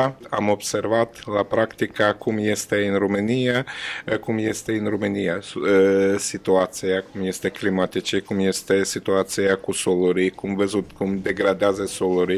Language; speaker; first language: Romanian; non-native, learner; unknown